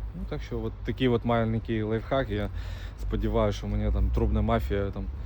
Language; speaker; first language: Ukrainian; non-native, local second language; Russian